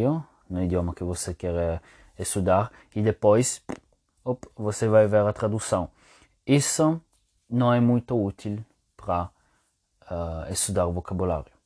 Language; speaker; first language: Portuguese; non-native, fluent; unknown